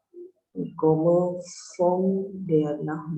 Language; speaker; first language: German; non-native, learner; Indonesian